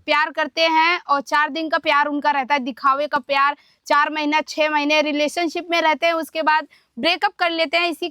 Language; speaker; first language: Hindi; non-native, local second language; Marathi